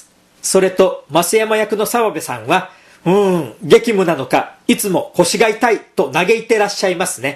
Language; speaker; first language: Japanese; native; Japanese